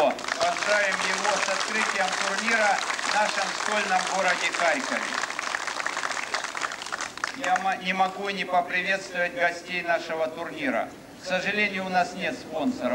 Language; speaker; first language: Russian; native; Russian